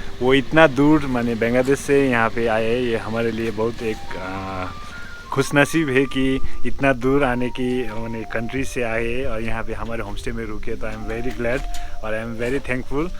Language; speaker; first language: Hindi; non-native, local second language; Nepali